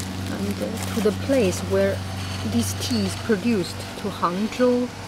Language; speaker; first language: English; non-native, fluent; Chinese